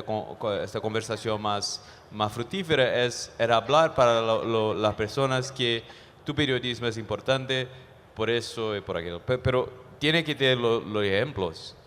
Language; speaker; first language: Spanish; non-native, fluent; Portuguese